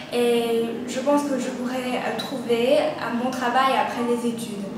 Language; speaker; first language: French; non-native, learner; Chinese